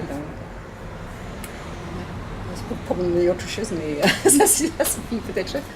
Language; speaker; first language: French; non-native, learner; English